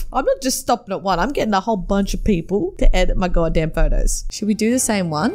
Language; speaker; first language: English; native; English